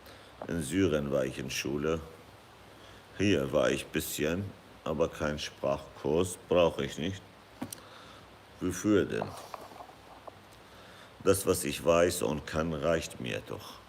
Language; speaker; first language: German; non-native, fluent; Kurdish